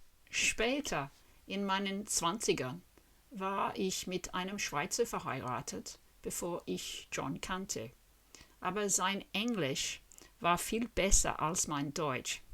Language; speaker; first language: German; non-native, fluent; English